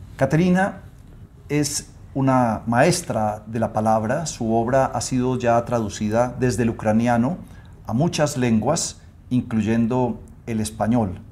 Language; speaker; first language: Spanish; native; Spanish